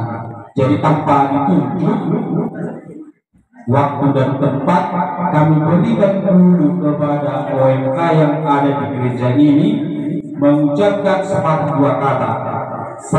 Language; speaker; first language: Indonesian; non-native, local second language; Batak Toba